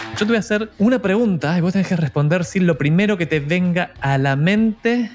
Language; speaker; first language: Spanish; native; Spanish